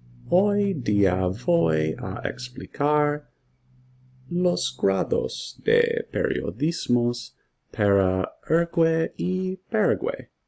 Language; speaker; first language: Spanish; non-native, learner; English